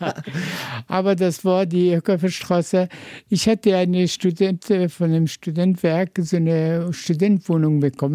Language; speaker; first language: German; non-native, fluent; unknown